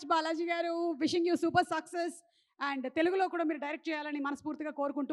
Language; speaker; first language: Telugu; native; Telugu